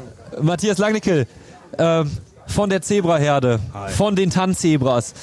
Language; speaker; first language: German; native; German